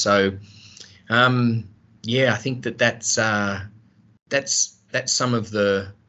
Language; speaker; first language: English; native; English